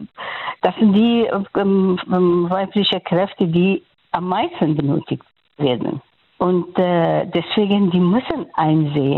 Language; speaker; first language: German; non-native, fluent; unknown